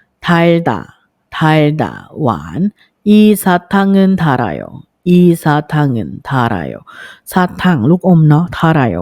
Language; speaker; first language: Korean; non-native, fluent; Thai